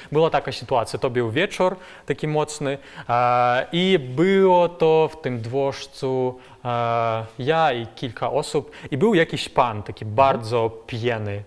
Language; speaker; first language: Polish; non-native, learner; Belarusian